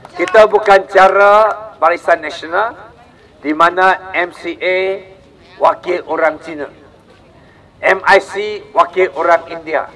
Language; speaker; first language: Malay; non-native, local second language; Chinese